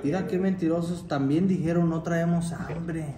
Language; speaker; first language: Spanish; native; Spanish